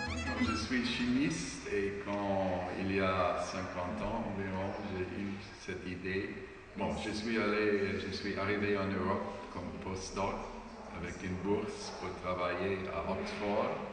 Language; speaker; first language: French; non-native, fluent; German